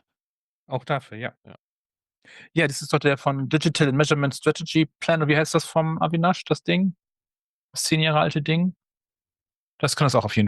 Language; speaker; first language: German; native; German